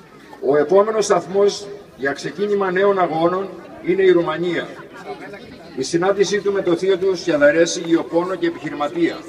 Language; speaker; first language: Greek; native; Greek